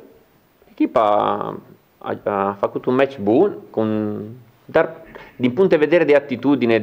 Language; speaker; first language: Romanian; non-native, learner; Italian